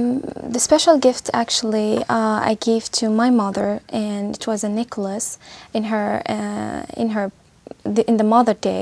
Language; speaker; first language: English; non-native, fluent; Arabic